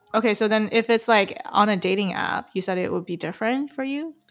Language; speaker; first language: English; early bilingual, other home language; Chinese